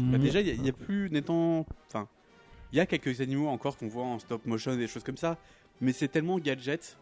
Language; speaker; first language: French; native; French